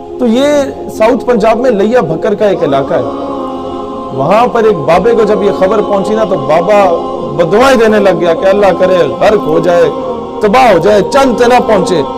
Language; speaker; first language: Urdu; non-native, local second language; Punjabi